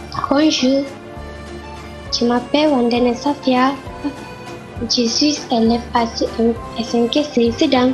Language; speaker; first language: French; non-native, learner; Malay